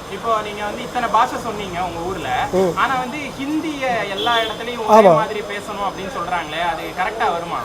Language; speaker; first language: Tamil; native; Tamil